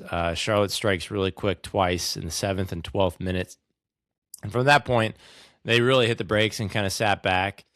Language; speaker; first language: English; native; English